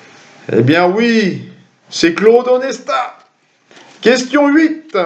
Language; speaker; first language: French; native; French